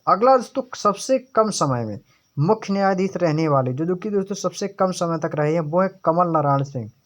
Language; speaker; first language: Hindi; native; Hindi